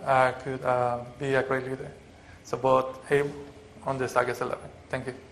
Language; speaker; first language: English; non-native, fluent; Spanish